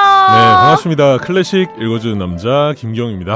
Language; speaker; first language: Korean; native; Korean